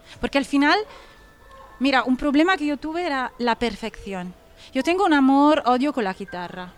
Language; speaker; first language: Spanish; non-native, fluent; Italian